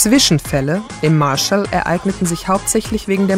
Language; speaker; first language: German; native; German